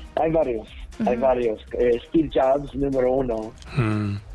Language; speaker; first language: Spanish; non-native, learner; English